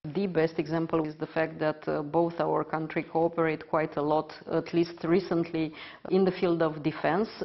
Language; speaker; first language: English; non-native, fluent; Romanian